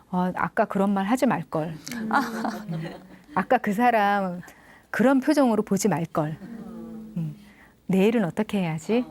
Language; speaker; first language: Korean; native; Korean